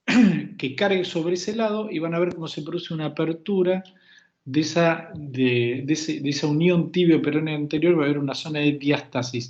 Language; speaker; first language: Spanish; native; Spanish